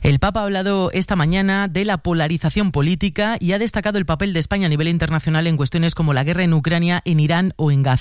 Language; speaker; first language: Spanish; native; Spanish